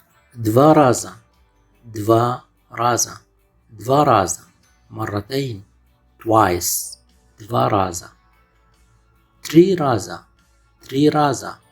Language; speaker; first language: Russian; non-native, fluent; Arabic